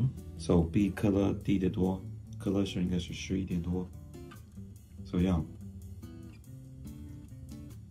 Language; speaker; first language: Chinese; non-native, fluent; English